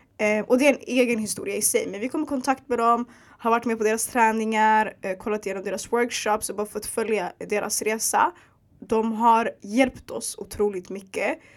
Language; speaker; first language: Swedish; early bilingual, other home language; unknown